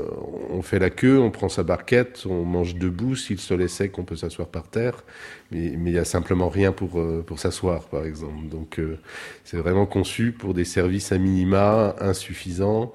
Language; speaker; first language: French; native; French